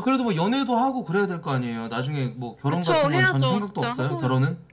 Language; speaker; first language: Korean; native; Korean